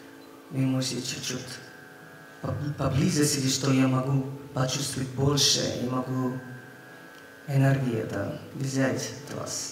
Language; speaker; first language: Russian; non-native, learner; Hindi